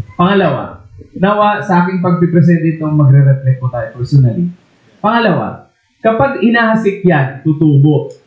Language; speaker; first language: Filipino; non-native, local second language; Waray